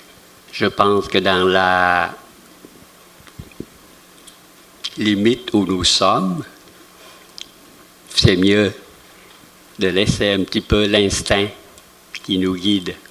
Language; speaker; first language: French; non-native, fluent; Vietnamese